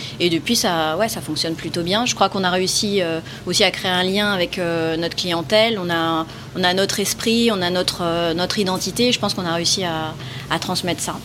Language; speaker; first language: French; native; French